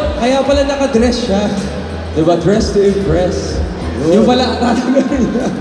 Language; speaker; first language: Filipino; native; Filipino